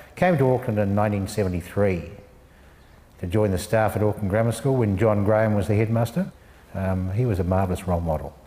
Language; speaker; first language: English; native; English